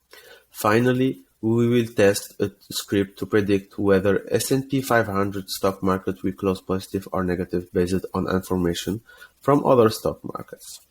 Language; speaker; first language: English; non-native, fluent; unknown